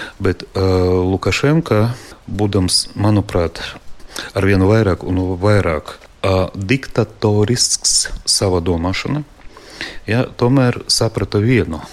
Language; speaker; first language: Latvian; non-native, local second language; Russian